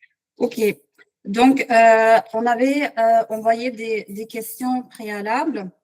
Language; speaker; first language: French; non-native, fluent; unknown